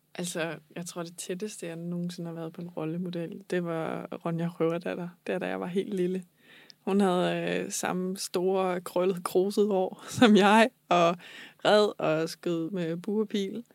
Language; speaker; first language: Danish; native; Danish